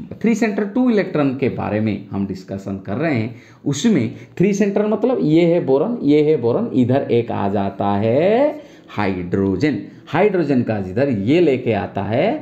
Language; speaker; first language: Hindi; non-native, local second language; Bangla